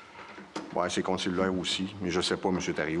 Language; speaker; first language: French; native; French